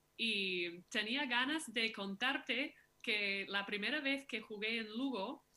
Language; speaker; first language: Spanish; non-native, fluent; English